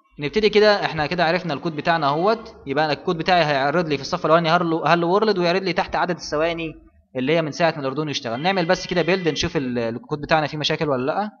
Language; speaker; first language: Arabic; native; Arabic